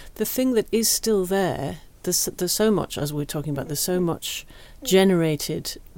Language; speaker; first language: English; native; English